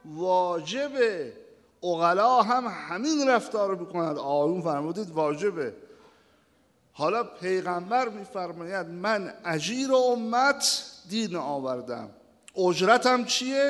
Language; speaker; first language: Persian; native; Persian